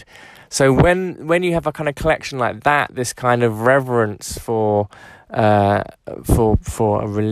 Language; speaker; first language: English; native; English